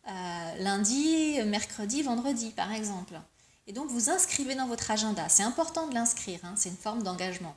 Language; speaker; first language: French; native; French